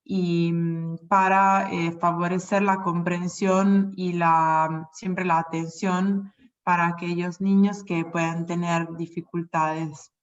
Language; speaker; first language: Spanish; non-native, fluent; Italian